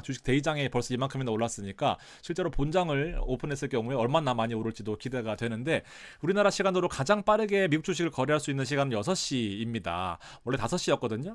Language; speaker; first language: Korean; native; Korean